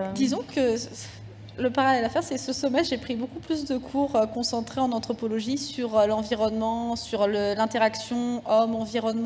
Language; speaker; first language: French; native; French